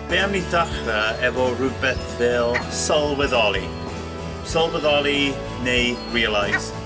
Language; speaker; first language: Welsh; non-native, local second language; English